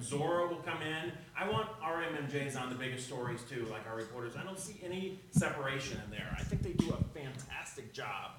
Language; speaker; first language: English; native; English